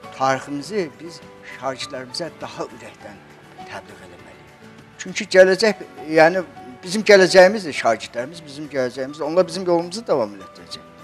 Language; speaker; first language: Azerbaijani; native; Azerbaijani